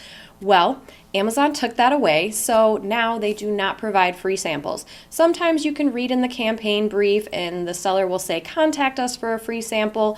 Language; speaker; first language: English; native; English